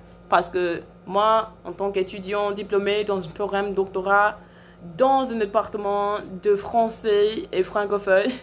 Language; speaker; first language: French; non-native, fluent; English